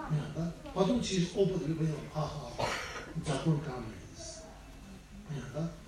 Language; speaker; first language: Russian; non-native, learner; Tibetan